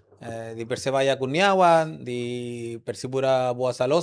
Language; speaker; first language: Indonesian; non-native, fluent; Spanish